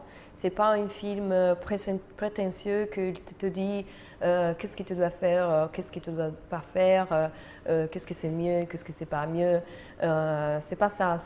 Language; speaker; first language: French; non-native, fluent; Italian